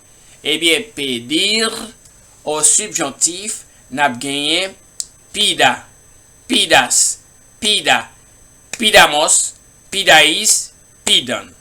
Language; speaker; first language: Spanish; non-native, learner; Haitian Creole